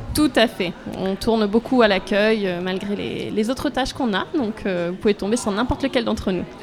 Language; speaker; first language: French; native; French